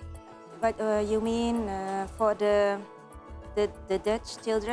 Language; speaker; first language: English; non-native, learner; Dutch